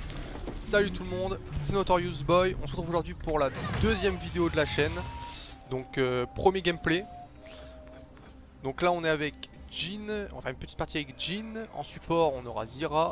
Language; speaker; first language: French; native; French